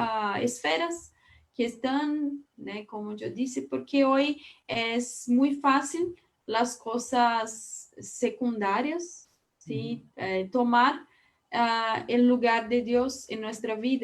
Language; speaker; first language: Spanish; non-native, learner; Portuguese